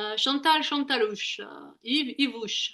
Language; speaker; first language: French; native; French